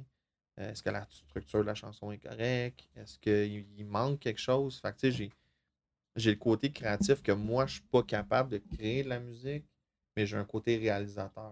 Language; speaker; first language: French; native; French